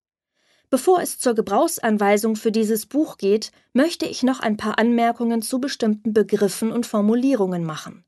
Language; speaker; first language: German; native; German